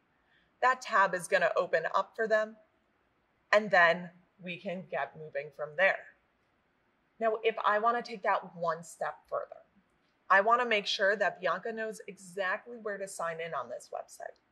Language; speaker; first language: English; native; English